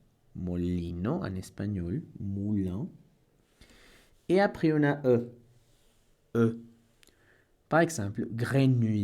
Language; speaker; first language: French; non-native, fluent; Spanish